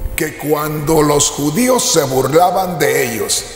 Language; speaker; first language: Spanish; native; Spanish